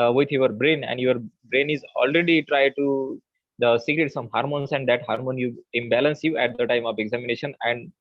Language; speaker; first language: English; non-native, local second language; Marathi